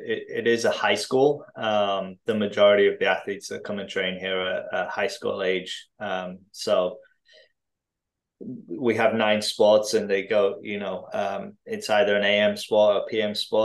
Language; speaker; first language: English; native; English